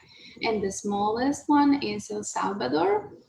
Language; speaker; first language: English; non-native, learner; Spanish